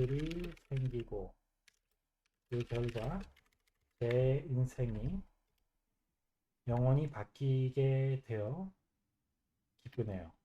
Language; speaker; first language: Korean; non-native, fluent; English